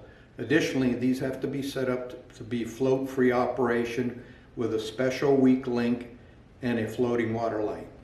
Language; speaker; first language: English; native; English